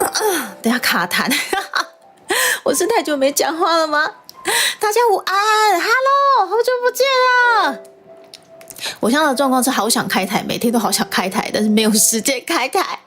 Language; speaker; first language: Chinese; native; Chinese